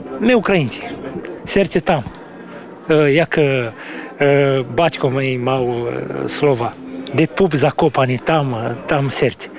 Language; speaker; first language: Ukrainian; early bilingual, heritage; Ukrainian